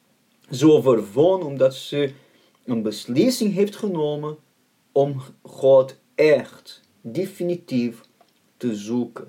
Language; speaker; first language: Dutch; non-native, fluent; Portuguese